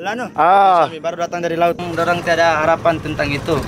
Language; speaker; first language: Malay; non-native, local second language; Chinese